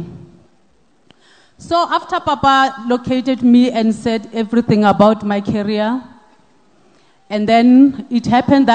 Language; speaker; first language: English; non-native, local second language; Northern Sotho